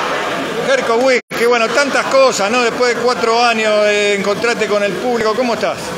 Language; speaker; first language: Spanish; native; Spanish